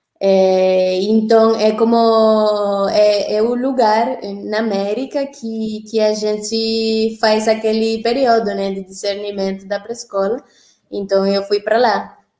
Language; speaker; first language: Portuguese; non-native, fluent; Spanish